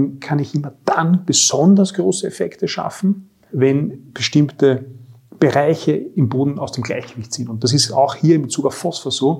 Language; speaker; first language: German; native; German